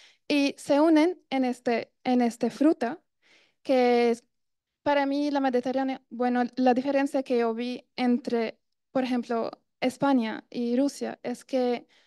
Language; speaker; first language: Spanish; non-native, fluent; Arabic